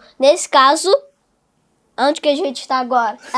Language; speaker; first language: Portuguese; non-native, local second language; English